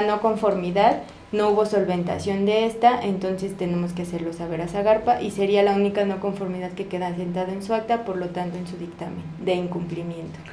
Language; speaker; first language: Spanish; native; Spanish